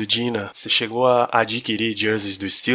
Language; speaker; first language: Portuguese; native; Portuguese